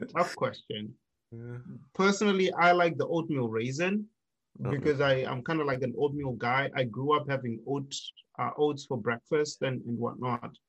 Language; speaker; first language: English; non-native, local second language; Shona